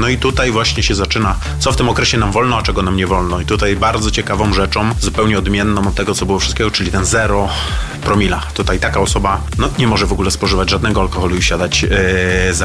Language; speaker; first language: Polish; native; Polish